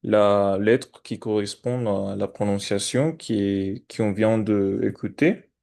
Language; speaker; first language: French; non-native, fluent; Spanish